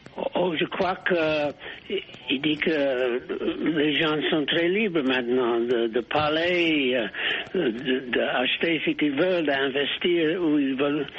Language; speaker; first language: French; non-native, fluent; English